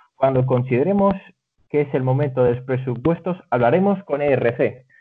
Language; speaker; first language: Spanish; early bilingual, other home language; Catalan